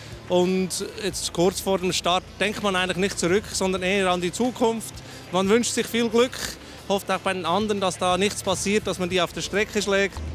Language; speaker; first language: German; native; German